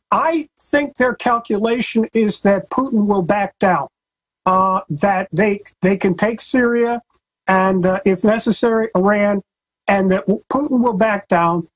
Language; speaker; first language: English; native; English